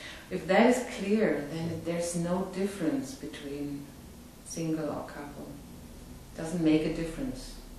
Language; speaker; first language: English; non-native, fluent; German